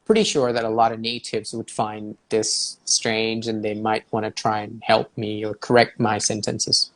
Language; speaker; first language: English; non-native, fluent; Thai